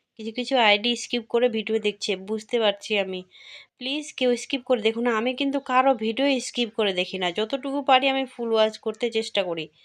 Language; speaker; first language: Bangla; non-native, local second language; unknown